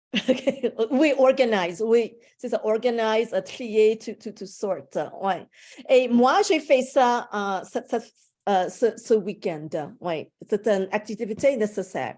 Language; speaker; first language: French; non-native, fluent; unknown